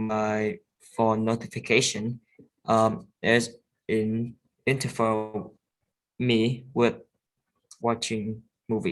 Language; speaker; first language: English; non-native, learner; Vietnamese